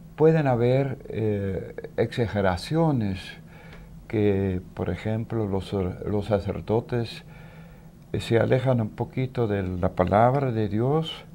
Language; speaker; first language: Spanish; non-native, fluent; Dutch